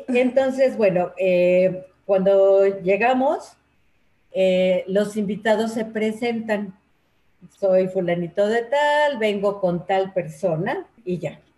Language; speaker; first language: Spanish; native; Spanish